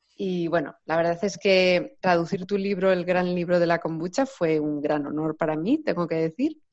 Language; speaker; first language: Spanish; native; Spanish